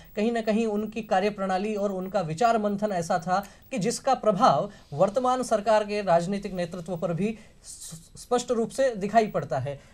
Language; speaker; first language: Hindi; native; Hindi